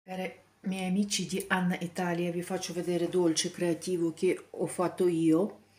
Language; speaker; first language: Italian; non-native, learner; Ukrainian